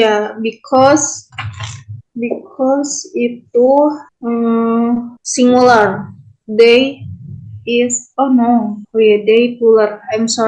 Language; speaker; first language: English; non-native, learner; Indonesian